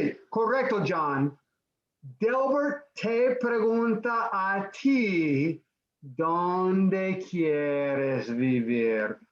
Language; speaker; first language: Spanish; non-native, fluent; English